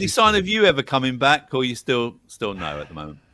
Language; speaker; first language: English; native; English